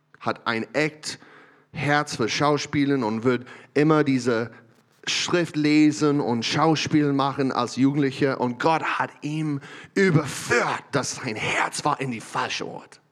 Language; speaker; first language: German; non-native, learner; English